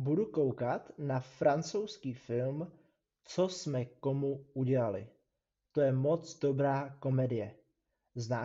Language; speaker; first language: Czech; non-native, fluent; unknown